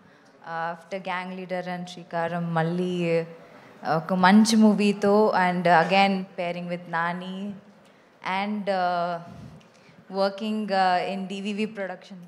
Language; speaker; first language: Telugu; non-native, learner; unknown